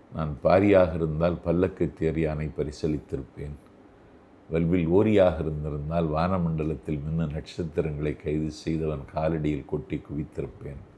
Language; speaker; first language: Tamil; native; Tamil